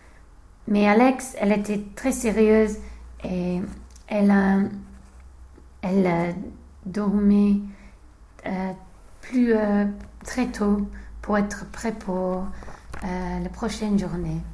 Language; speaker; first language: French; non-native, learner; English